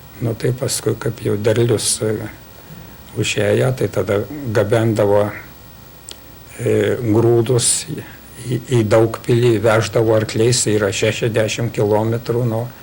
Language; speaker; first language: Lithuanian; native; Lithuanian